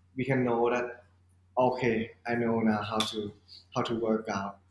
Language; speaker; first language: English; non-native, learner; Thai